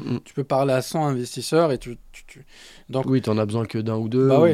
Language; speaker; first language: French; non-native, local second language; Tachelhit